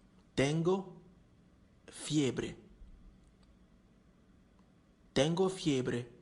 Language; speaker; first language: Spanish; non-native, learner; Haitian Creole